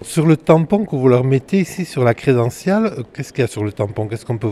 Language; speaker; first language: French; native; French